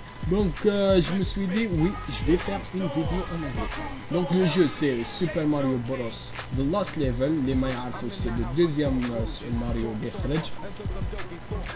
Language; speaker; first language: French; non-native, local second language; Arabic